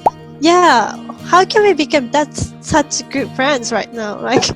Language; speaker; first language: English; non-native, fluent; Japanese